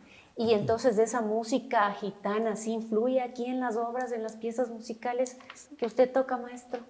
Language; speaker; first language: Spanish; native; Spanish